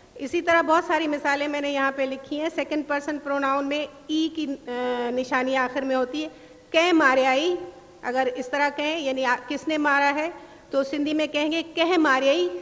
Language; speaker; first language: Urdu; non-native, local second language; Sindhi